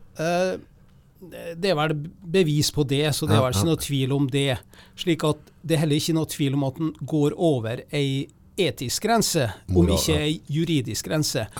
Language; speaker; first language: Norwegian; native; Norwegian